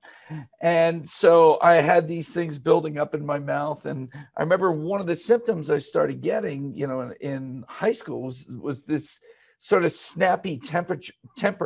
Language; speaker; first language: English; native; English